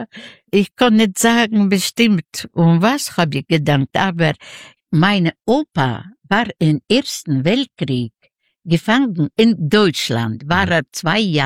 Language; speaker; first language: German; non-native, learner; Yiddish